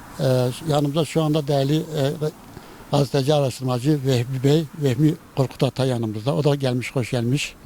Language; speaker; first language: Turkish; native; Turkish